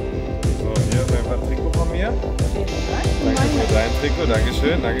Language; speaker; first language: German; native; German